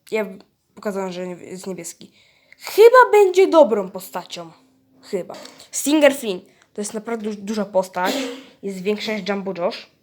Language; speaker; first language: Polish; early bilingual, heritage; Polish